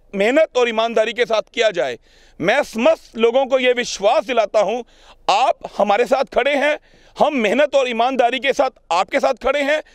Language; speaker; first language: Hindi; non-native, local second language; Punjabi